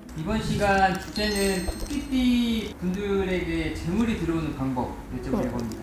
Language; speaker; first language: Korean; native; Korean